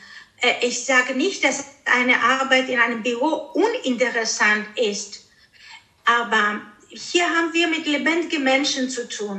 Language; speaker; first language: German; early bilingual, other home language; Greek